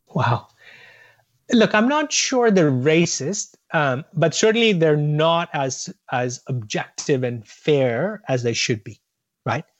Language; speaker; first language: English; non-native, local second language; Tamil